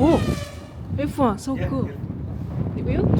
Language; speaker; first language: English; non-native, learner; Japanese